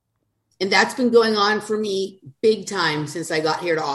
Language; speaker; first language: English; native; English